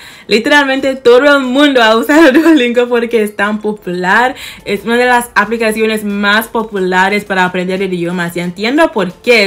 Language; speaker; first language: Spanish; non-native, fluent; English